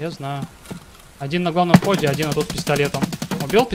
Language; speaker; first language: Russian; native; Russian